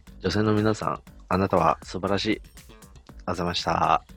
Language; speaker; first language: Japanese; native; Japanese